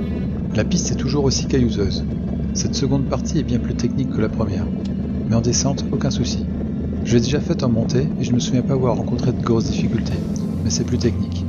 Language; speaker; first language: French; native; French